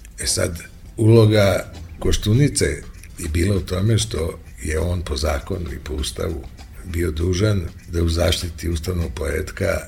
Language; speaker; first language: Serbian; native; Serbian